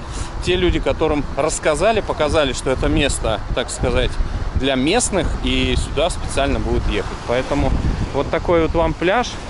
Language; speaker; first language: Russian; native; Russian